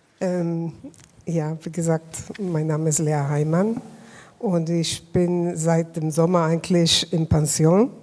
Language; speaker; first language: German; non-native, fluent; Hebrew